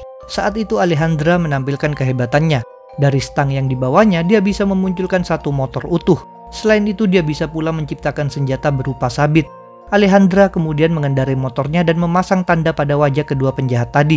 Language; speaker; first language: Indonesian; native; Indonesian